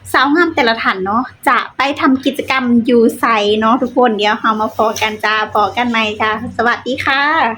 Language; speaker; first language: Thai; native; Thai